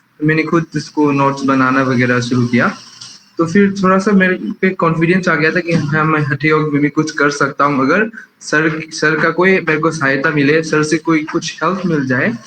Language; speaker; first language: Hindi; non-native, local second language; Manipuri